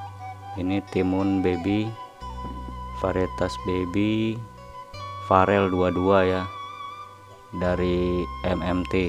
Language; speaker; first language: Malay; non-native, local second language; Sundanese